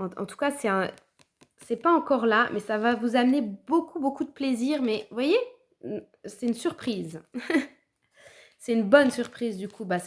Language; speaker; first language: French; native; French